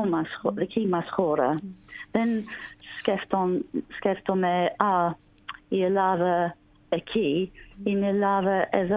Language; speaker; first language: Greek; non-native, learner; English